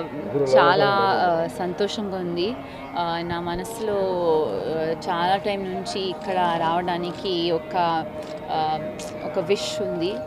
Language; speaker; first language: Telugu; non-native, learner; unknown